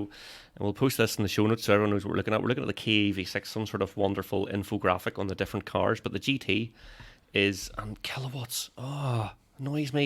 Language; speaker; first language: English; native; English